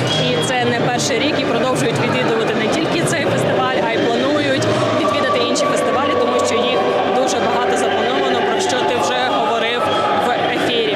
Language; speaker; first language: Ukrainian; native; Ukrainian